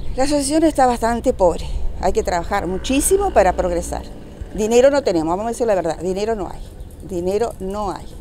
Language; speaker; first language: Spanish; native; Spanish